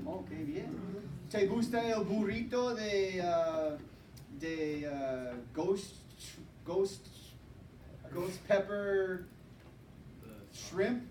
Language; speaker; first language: Spanish; non-native, fluent; English